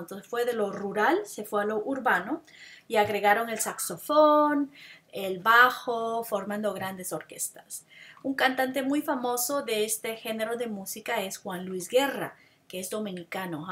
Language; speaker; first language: Spanish; non-native, fluent; English